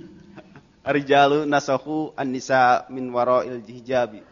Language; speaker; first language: Arabic; non-native, learner; Indonesian